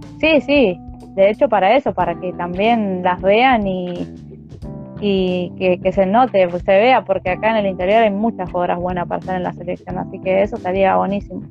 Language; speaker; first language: Spanish; native; Spanish